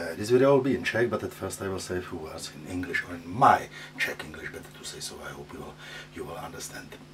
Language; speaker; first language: English; non-native, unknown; Czech